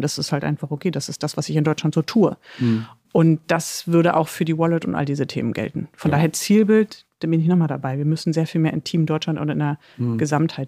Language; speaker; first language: German; native; German